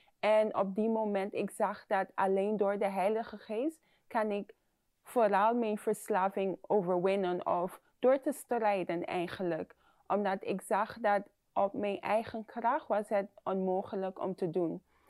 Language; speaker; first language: Dutch; non-native, fluent; English